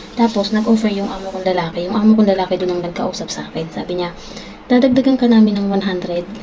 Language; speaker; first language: Filipino; native; Filipino